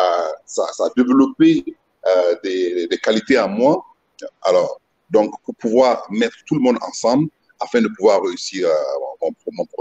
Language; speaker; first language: French; non-native, local second language; Mossi